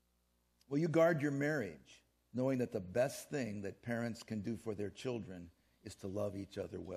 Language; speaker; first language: English; native; English